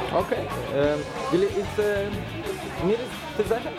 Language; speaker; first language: Dutch; non-native, learner; Polish